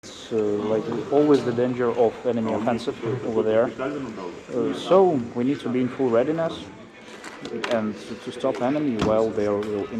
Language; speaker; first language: English; non-native, fluent; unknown